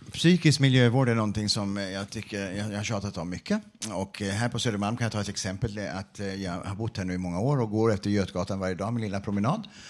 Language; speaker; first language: Swedish; non-native, fluent; English